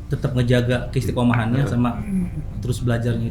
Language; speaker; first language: Indonesian; native; Indonesian